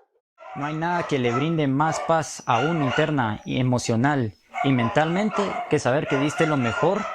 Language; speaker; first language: Spanish; native; Spanish